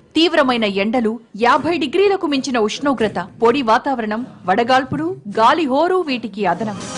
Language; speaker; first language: Telugu; native; Telugu